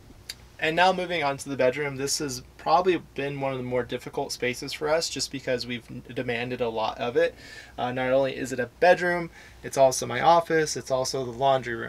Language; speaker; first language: English; native; English